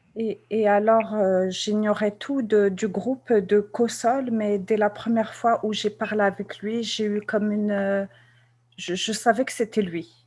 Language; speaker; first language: French; non-native, local second language; Kabyle